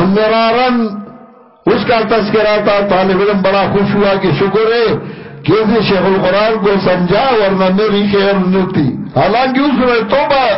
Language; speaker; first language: Urdu; non-native, local second language; Pashto